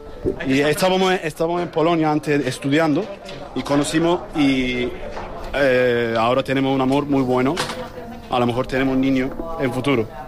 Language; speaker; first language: Spanish; non-native, learner; Turkish